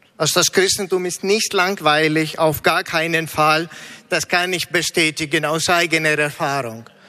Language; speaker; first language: German; non-native, fluent; Greek